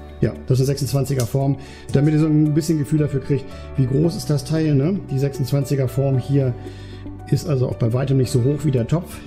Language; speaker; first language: German; native; German